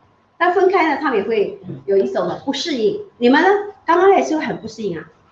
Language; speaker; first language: Chinese; native; Chinese